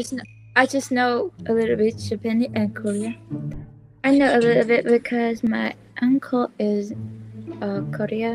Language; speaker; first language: English; non-native, learner; Vietnamese